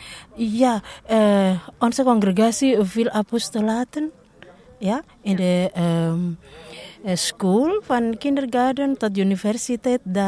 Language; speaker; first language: Dutch; non-native, learner; Indonesian